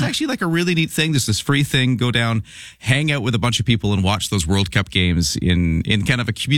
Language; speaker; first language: English; native; English